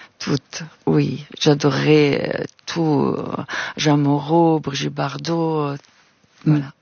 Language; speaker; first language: French; non-native, fluent; Italian